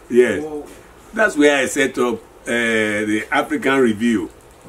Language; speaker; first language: English; non-native, local second language; Yoruba